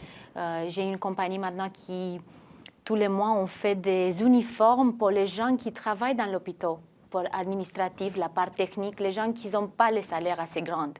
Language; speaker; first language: French; non-native, fluent; Romanian